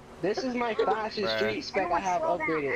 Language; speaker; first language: English; native; English